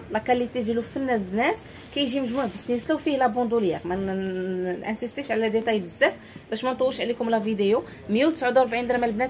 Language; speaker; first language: Arabic; native; Arabic